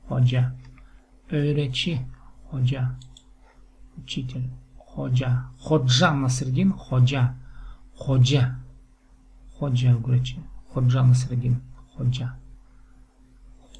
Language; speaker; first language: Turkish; non-native, learner; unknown